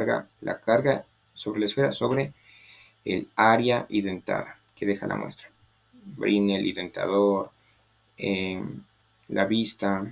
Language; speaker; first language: Spanish; native; Spanish